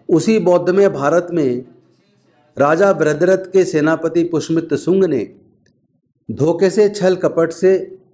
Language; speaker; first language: Hindi; native; Hindi